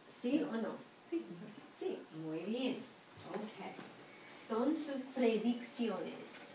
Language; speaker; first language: Spanish; non-native, fluent; English